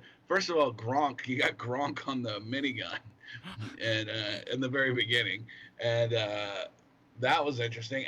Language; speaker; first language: English; native; English